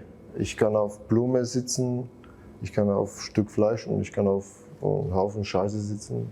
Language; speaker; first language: German; non-native, fluent; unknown